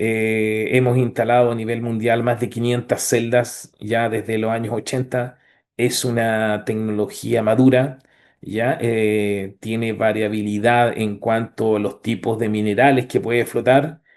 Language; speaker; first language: Spanish; native; Spanish